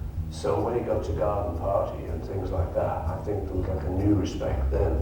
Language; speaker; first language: English; native; English